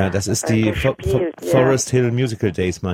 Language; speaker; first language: German; native; German